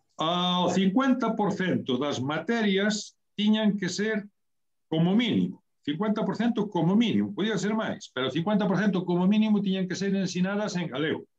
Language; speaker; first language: Galician; native; Galician